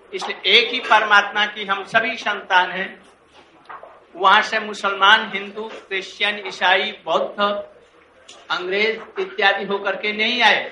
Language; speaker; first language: Hindi; native; Hindi